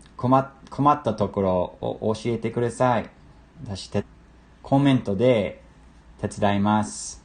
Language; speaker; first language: Japanese; non-native, learner; English